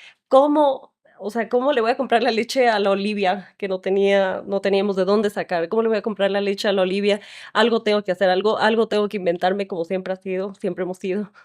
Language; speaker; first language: Spanish; native; Spanish